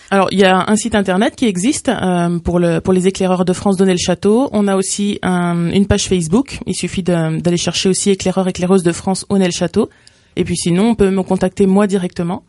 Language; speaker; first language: French; native; French